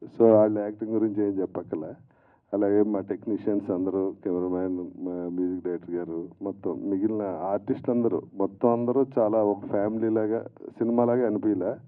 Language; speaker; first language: Telugu; native; Telugu